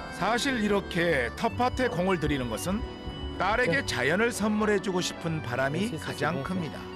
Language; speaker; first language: Korean; native; Korean